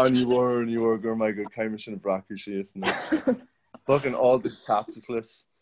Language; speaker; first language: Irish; non-native, local second language; English